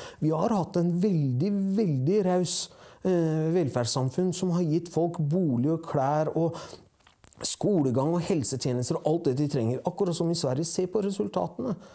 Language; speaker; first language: Norwegian; early bilingual, other home language; Persian